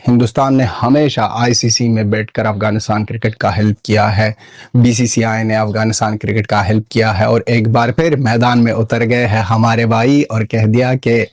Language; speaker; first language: Hindi; non-native, fluent; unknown